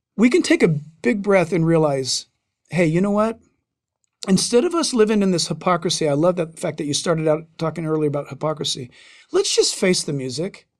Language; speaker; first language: English; native; English